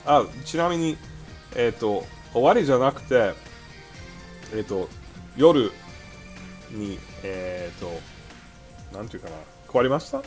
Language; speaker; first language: Japanese; non-native, fluent; English